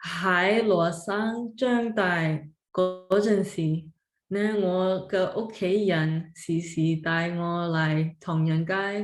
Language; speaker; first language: Cantonese; early bilingual, heritage; Cantonese